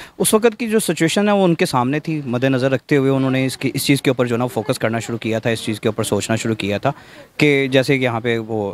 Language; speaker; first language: Urdu; native; Urdu